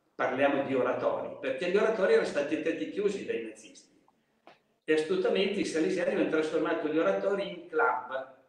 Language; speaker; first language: Italian; native; Italian